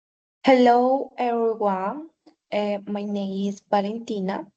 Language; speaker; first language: English; non-native, learner; Spanish